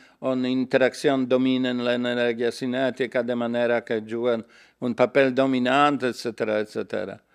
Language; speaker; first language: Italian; non-native, learner; Polish